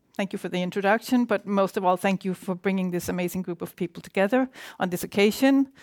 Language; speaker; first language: English; non-native, fluent; Danish